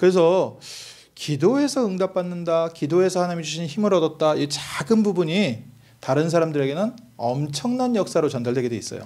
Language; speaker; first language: Korean; native; Korean